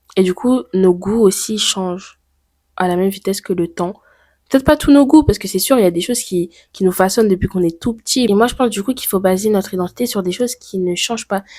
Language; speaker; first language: French; native; French